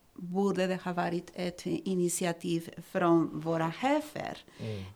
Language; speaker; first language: Swedish; non-native, fluent; Spanish